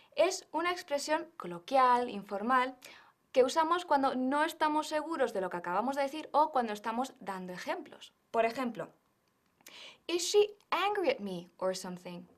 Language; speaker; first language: Spanish; native; Spanish